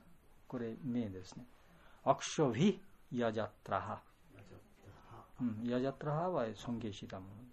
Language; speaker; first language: Japanese; non-native, fluent; Bangla